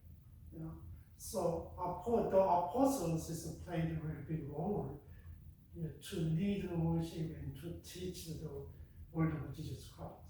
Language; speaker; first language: English; non-native, fluent; Korean